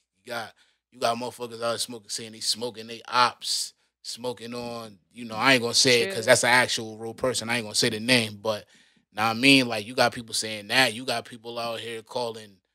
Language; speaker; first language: English; native; English